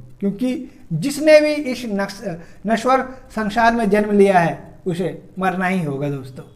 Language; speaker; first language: Hindi; non-native, local second language; Bangla